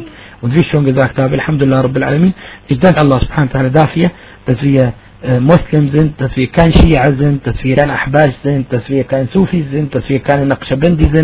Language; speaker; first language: German; non-native, fluent; Arabic